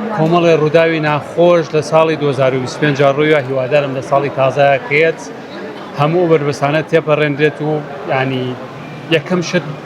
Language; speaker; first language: Central Kurdish; native; Central Kurdish